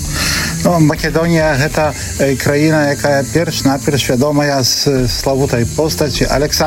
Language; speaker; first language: Polish; non-native, local second language; Belarusian